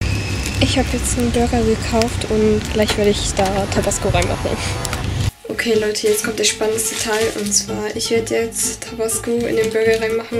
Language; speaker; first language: German; native; German